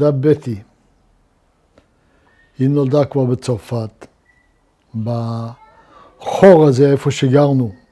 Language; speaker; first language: Hebrew; non-native, fluent; Luxembourgish